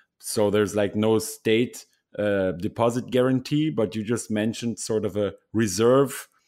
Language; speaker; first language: English; non-native, fluent; German